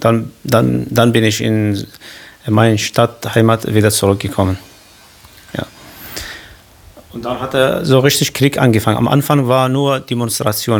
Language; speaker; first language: German; non-native, learner; Kurdish